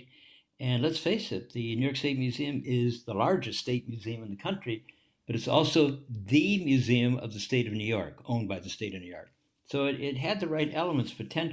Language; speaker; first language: English; native; English